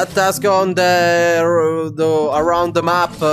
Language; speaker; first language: English; non-native, learner; Italian